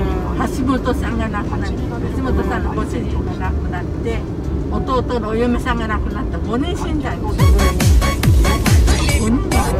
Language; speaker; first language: Japanese; native; Japanese